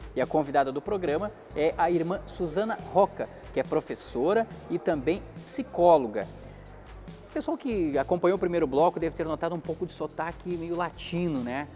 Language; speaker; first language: Portuguese; native; Portuguese